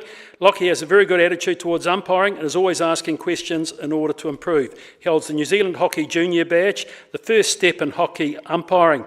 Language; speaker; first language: English; native; English